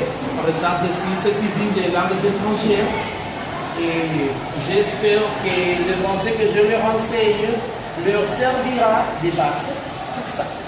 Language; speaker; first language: French; non-native, fluent; Spanish